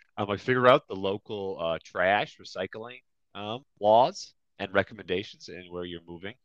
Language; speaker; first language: English; native; English